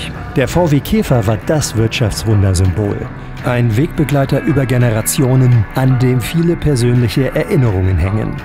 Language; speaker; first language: German; native; German